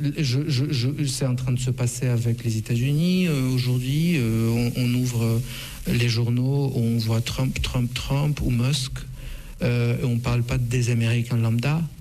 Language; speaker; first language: French; non-native, fluent; Russian